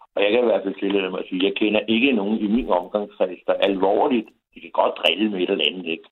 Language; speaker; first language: Danish; native; Danish